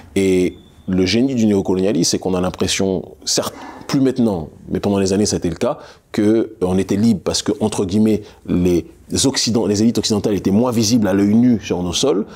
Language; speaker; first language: French; native; French